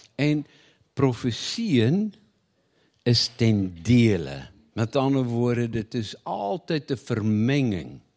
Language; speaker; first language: Dutch; non-native, fluent; Afrikaans